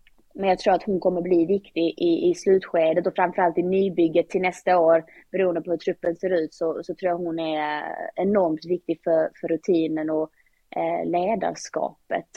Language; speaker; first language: Swedish; native; Swedish